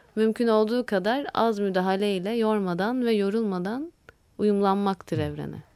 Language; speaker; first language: Turkish; native; Turkish